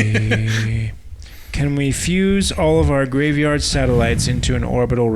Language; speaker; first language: English; native; English